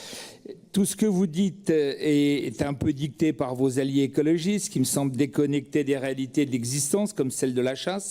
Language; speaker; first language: French; native; French